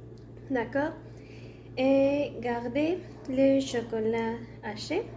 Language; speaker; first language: French; non-native, learner; Spanish